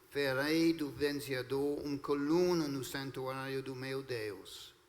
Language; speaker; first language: Portuguese; non-native, fluent; English